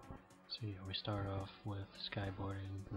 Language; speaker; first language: English; native; English